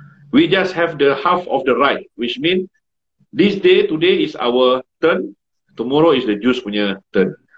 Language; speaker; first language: English; non-native, learner; Malay